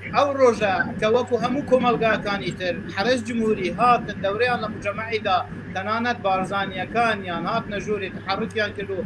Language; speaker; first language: Central Kurdish; non-native, local second language; Kurdish